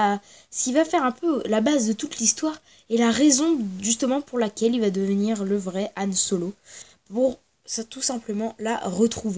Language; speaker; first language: French; native; French